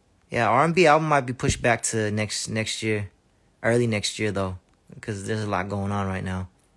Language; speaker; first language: English; early bilingual, other home language; Korean